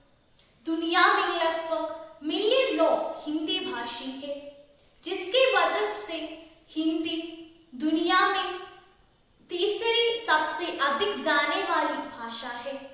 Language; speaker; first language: Hindi; non-native, local second language; Malayalam